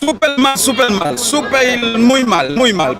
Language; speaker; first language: Spanish; non-native, learner; Haitian Creole